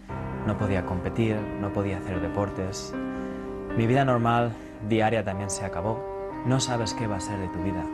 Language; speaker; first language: Spanish; native; Spanish